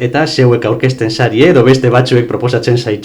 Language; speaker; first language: Basque; native; Basque